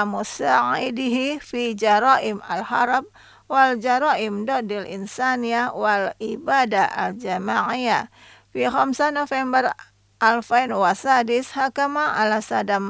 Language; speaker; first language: Arabic; non-native, fluent; Indonesian